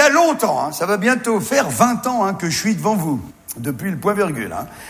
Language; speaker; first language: French; native; French